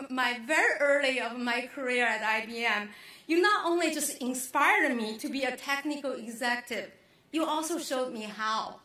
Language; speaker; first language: English; non-native, fluent; Chinese